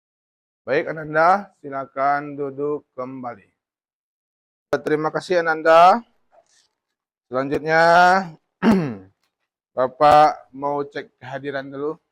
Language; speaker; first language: Indonesian; native; Indonesian